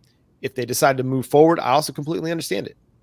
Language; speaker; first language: English; native; English